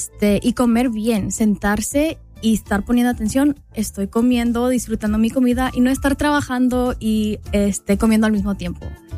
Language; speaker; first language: Spanish; early bilingual, heritage; Spanish